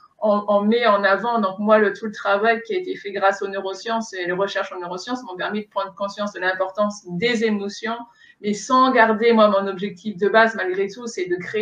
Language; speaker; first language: French; native; French